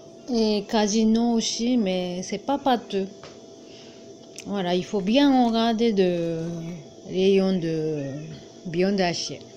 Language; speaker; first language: French; non-native, learner; Japanese